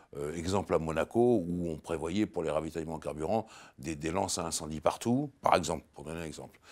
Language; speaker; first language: French; native; French